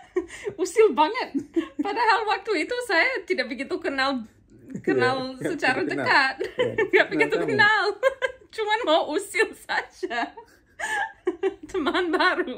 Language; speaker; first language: Indonesian; non-native, fluent; English